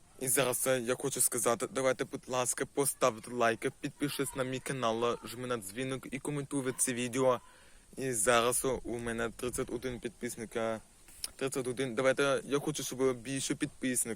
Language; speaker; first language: Ukrainian; non-native, local second language; Russian